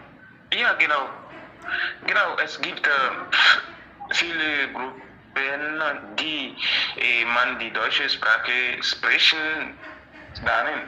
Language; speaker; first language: German; non-native, learner; French